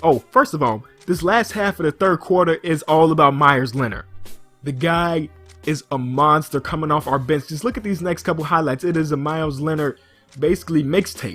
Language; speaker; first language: English; native; English